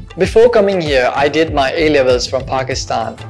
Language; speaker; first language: English; non-native, local second language; Urdu